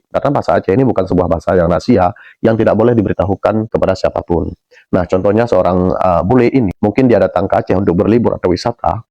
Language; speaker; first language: Indonesian; native; Indonesian